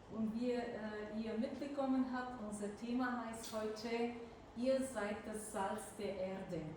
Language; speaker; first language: German; non-native, fluent; Bulgarian